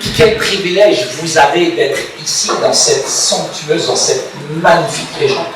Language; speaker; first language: French; early bilingual, other home language; Arabic